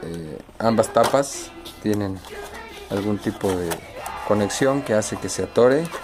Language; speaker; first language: Spanish; native; Spanish